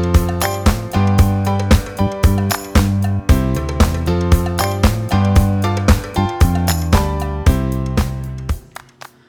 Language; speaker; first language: English; native; English